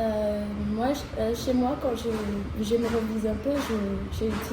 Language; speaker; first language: French; non-native, learner; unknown